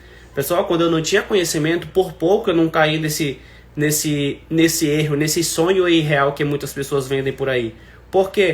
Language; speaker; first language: Portuguese; native; Portuguese